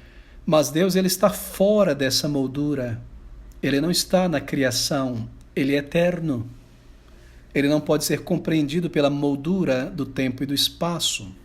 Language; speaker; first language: Portuguese; native; Portuguese